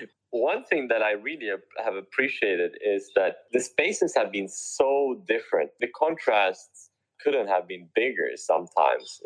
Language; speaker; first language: English; native; English